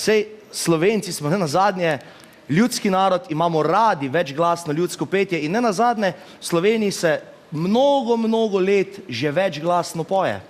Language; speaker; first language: Slovenian; native; Slovenian